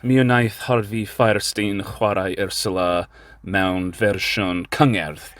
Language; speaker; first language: Welsh; non-native, learner; English